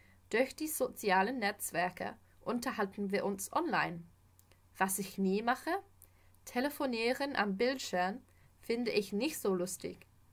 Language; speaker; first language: German; non-native, fluent; English